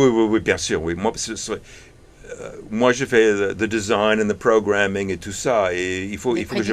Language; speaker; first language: French; early bilingual, heritage; English